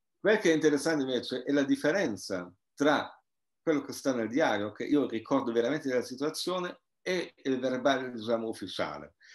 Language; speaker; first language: Italian; non-native, fluent; German